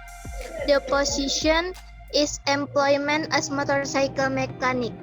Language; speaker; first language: English; non-native, learner; Indonesian